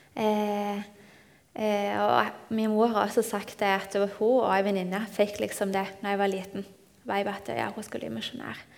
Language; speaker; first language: Norwegian; native; Norwegian